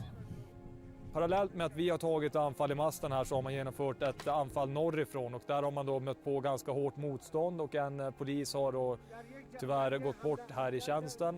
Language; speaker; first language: Swedish; native; Swedish